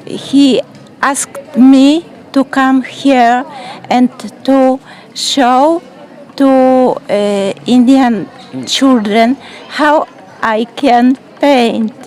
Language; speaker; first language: English; non-native, learner; Polish